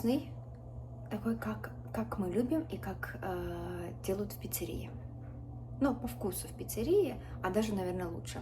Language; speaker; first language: Russian; native; Russian